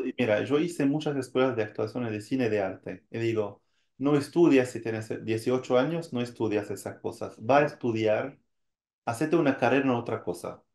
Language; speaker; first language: Spanish; non-native, fluent; French